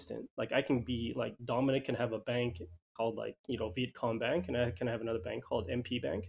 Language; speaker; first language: English; native; English